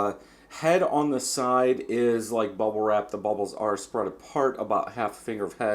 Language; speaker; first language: English; native; English